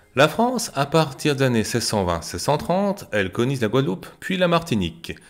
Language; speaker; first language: French; native; French